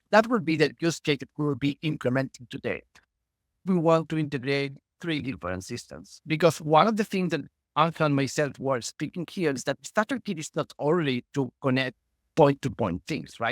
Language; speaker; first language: English; non-native, fluent; Spanish